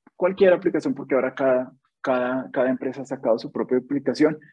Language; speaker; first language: Spanish; native; Spanish